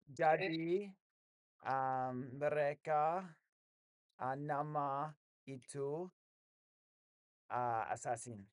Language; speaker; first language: Indonesian; non-native, learner; English